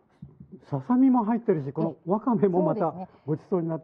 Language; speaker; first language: Japanese; native; Japanese